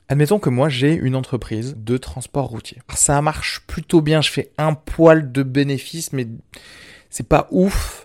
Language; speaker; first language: French; early bilingual, other home language; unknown